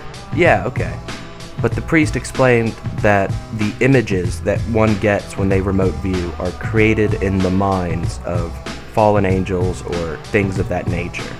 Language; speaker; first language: English; native; English